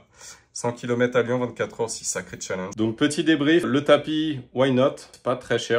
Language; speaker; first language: French; native; French